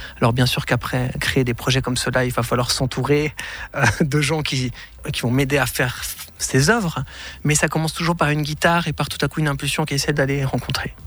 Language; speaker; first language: French; native; French